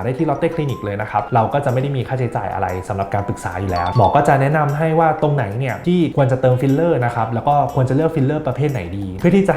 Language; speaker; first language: Thai; native; Thai